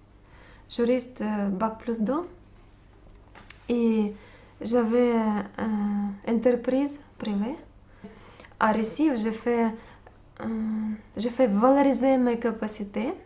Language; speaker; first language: French; non-native, learner; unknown